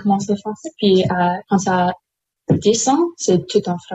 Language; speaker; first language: French; non-native, local second language; English